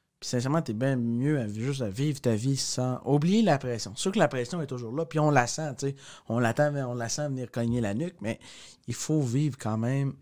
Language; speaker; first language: French; native; French